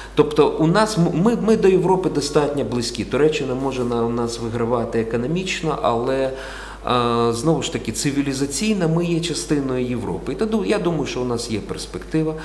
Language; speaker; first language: Ukrainian; non-native, local second language; Russian